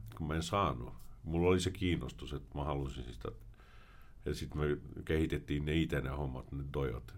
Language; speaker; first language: Finnish; early bilingual, heritage; Finnish